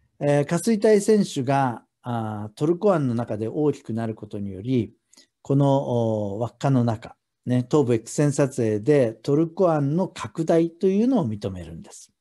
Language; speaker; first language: Japanese; native; Japanese